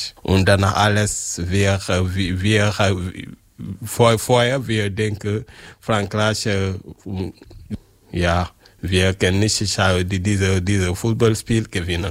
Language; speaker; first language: German; non-native, learner; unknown